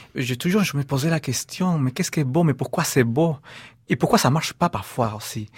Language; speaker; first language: French; non-native, fluent; Spanish